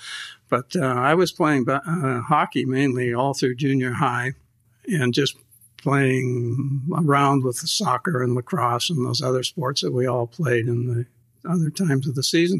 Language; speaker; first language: English; native; English